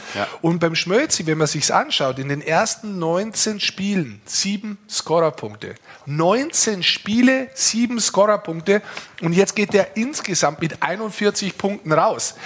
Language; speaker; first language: German; native; German